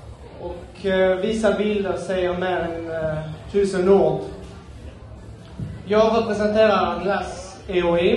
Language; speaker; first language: Swedish; non-native, fluent; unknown